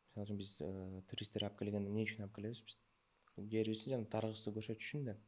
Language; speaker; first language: Kyrgyz; early bilingual, other home language; Russian